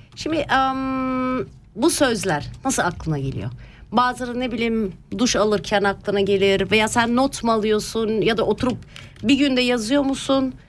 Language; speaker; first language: Turkish; early bilingual, heritage; Turkish